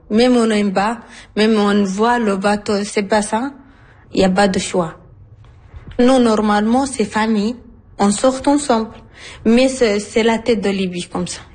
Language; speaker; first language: French; non-native, learner; Arabic